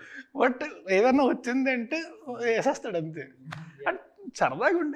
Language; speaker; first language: Telugu; native; Telugu